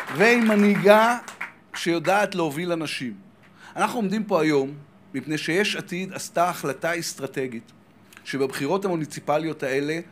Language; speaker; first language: Hebrew; native; Hebrew